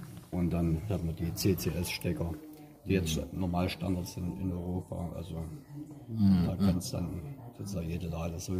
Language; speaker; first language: German; native; German